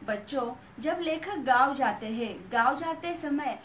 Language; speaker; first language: Hindi; non-native, local second language; Marathi